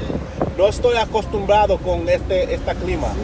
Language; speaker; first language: Spanish; non-native, learner; English